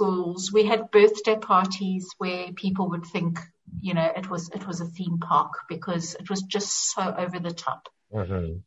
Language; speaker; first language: English; native; English